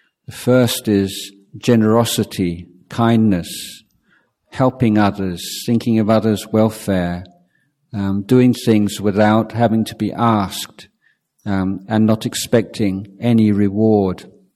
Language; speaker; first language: English; native; English